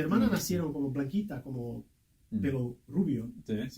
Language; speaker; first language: Spanish; non-native, fluent; Portuguese